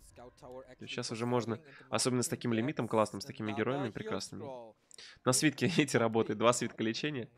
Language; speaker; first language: Russian; native; Russian